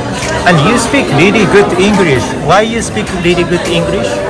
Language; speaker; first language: English; non-native, learner; Japanese